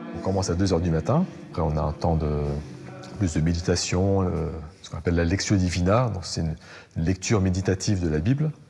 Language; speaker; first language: French; native; French